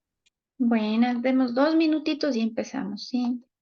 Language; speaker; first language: Spanish; native; Spanish